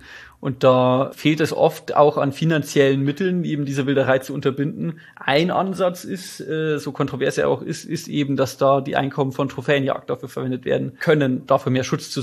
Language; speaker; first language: German; native; German